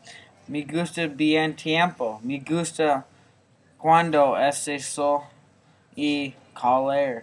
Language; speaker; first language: Spanish; non-native, learner; English